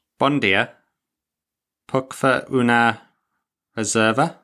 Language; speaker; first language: Catalan; non-native, learner; English